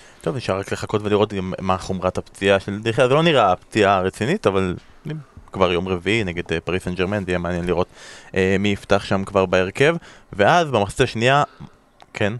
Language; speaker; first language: Hebrew; native; Hebrew